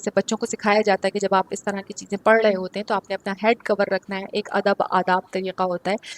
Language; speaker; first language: Urdu; native; Urdu